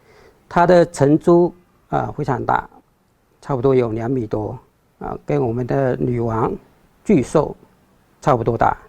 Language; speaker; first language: Chinese; native; Chinese